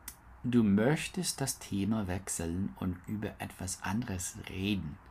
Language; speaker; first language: German; non-native, learner; English